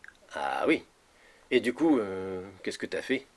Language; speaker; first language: French; native; French